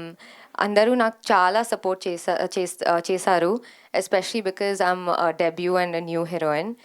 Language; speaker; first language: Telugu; non-native, learner; Kannada